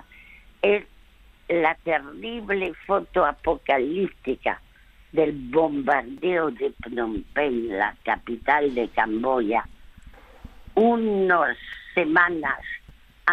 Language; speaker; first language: Spanish; early bilingual, other home language; French